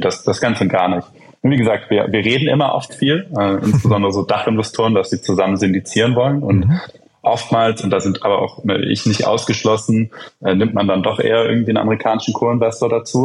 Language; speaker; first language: German; native; German